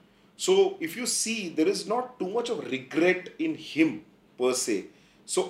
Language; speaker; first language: English; non-native, local second language; Kannada